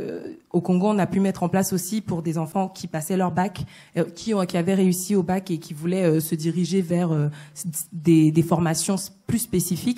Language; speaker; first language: French; native; French